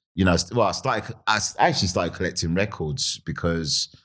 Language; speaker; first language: English; native; English